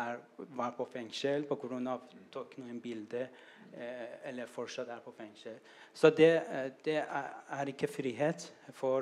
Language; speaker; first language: Norwegian; non-native, learner; Persian